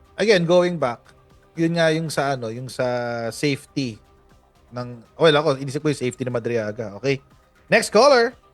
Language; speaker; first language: Filipino; native; Filipino